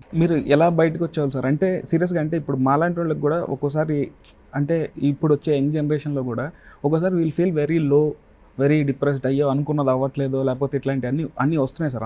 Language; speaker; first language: Telugu; native; Telugu